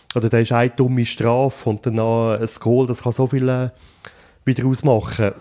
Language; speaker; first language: German; native; German